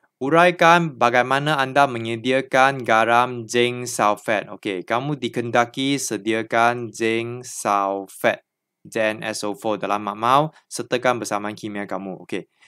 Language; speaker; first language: Malay; non-native, local second language; Chinese